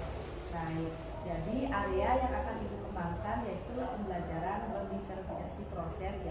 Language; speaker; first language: Indonesian; native; Indonesian